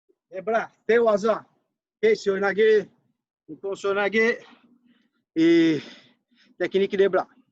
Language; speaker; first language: French; non-native, fluent; Portuguese